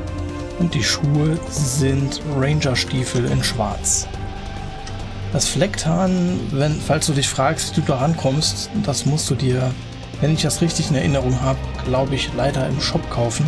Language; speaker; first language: German; native; German